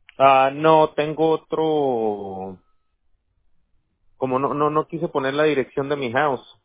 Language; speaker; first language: Spanish; early bilingual, heritage; Spanish